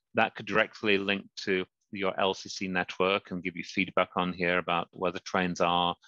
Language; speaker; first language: English; native; English